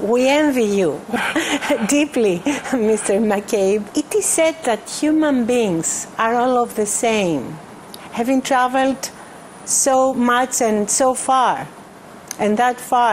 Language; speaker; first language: English; non-native, fluent; Greek